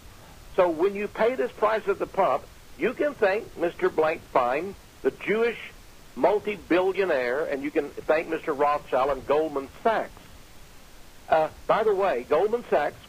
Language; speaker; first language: English; native; English